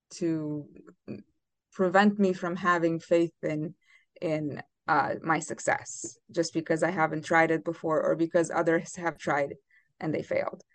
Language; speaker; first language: English; non-native, fluent; Romanian